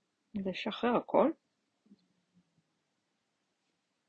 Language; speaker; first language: Hebrew; native; Hebrew